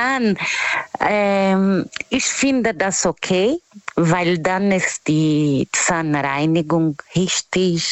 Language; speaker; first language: German; non-native, learner; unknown